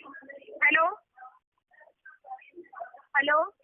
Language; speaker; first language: Hindi; native; Hindi